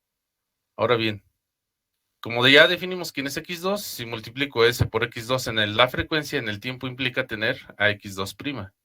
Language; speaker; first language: Spanish; native; Spanish